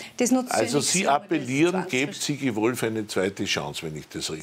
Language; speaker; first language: German; native; German